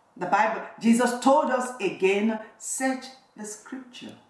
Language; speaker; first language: English; non-native, local second language; Igbo